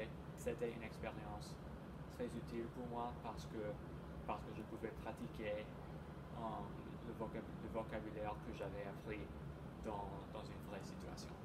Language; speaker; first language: French; non-native, fluent; English